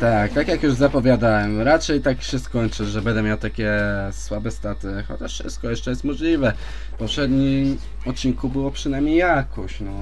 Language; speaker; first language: Polish; native; Polish